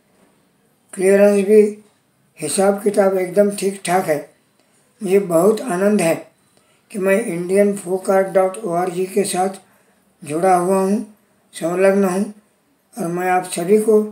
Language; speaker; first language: Hindi; non-native, local second language; Marathi